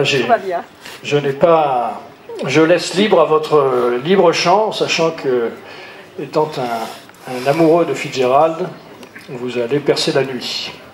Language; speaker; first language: French; native; French